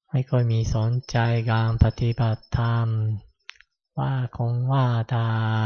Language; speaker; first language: Thai; non-native, fluent; Japanese